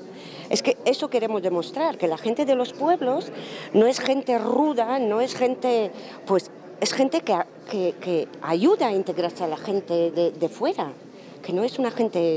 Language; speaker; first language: Spanish; non-native, fluent; Romanian